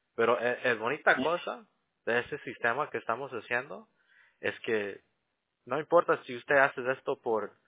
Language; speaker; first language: Spanish; early bilingual, heritage; Spanish